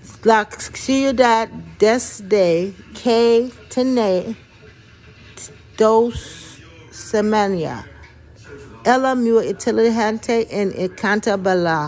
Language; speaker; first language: Spanish; non-native, learner; English